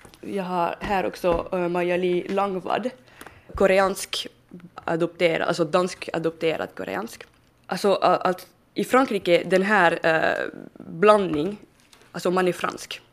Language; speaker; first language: Swedish; non-native, fluent; French